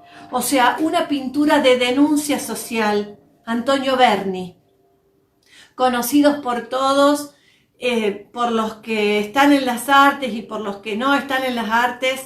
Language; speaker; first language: Spanish; native; Spanish